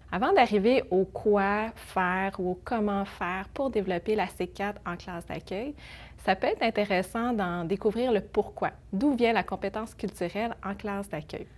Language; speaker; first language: French; early bilingual, other home language; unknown